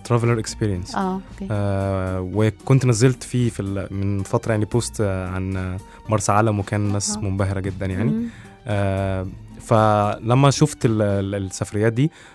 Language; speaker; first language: Arabic; native; Arabic